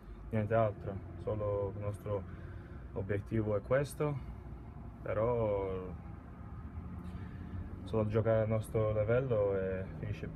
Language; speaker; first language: Italian; non-native, learner; Latvian